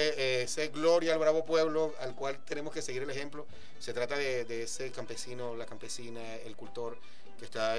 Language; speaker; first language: Spanish; native; Spanish